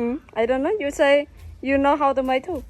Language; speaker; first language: English; non-native, learner; Khmer